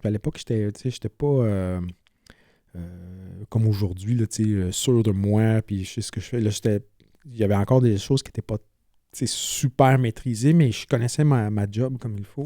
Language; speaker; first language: French; native; French